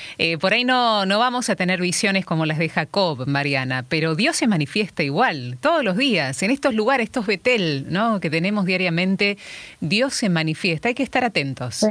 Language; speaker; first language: Spanish; native; Spanish